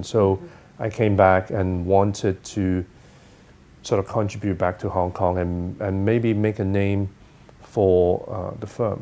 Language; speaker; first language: English; non-native, local second language; Cantonese